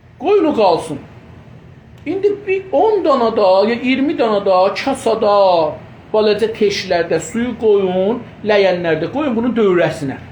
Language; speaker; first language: Azerbaijani; native; Azerbaijani